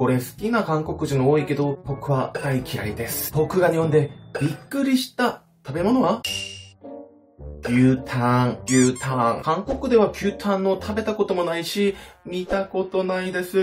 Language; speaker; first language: Japanese; non-native, fluent; Korean